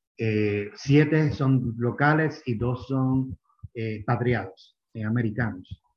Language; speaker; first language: Spanish; native; Spanish